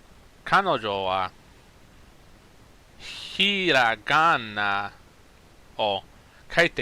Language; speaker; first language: Japanese; non-native, learner; English